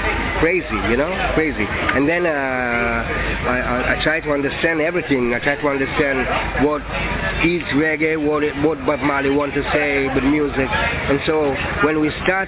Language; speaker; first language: English; non-native, fluent; Italian